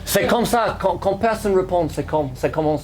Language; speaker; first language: French; native; French